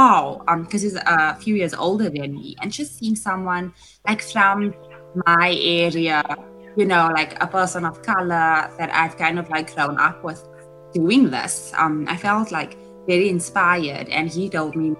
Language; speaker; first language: English; native; English